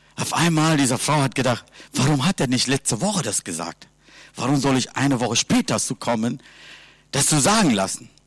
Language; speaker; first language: German; non-native, fluent; Sinhala